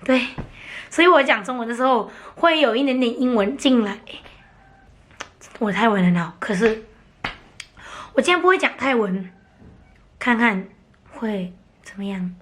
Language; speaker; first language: Chinese; non-native, fluent; Thai